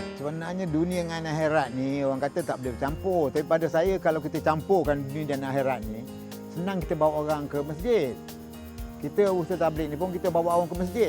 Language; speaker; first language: Malay; native; Malay